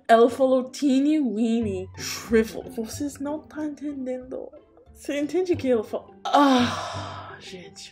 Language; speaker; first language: Portuguese; non-native, learner; English